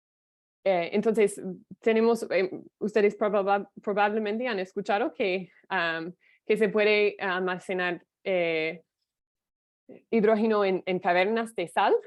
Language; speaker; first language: Spanish; non-native, fluent; English